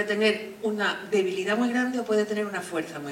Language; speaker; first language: Spanish; native; Spanish